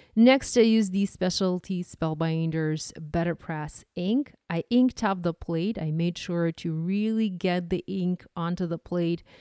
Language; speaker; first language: English; non-native, fluent; Ukrainian